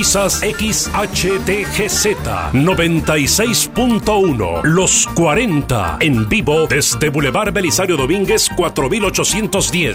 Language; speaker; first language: Spanish; native; Spanish